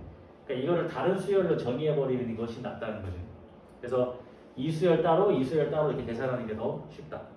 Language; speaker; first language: Korean; native; Korean